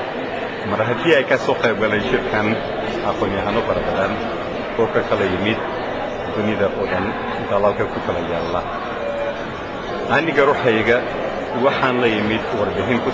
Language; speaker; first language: Somali; native; Somali